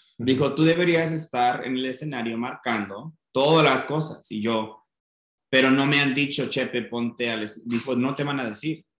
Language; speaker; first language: Spanish; non-native, fluent; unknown